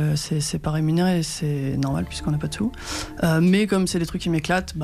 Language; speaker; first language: French; native; French